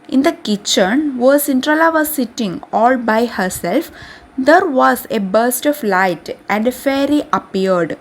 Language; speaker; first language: English; non-native, local second language; Malayalam